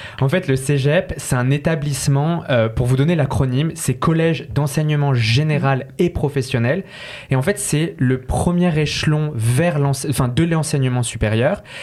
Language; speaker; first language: French; native; French